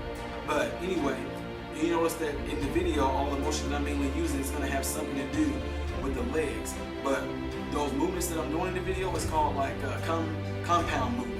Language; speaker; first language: English; native; English